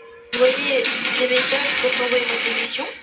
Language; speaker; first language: French; native; French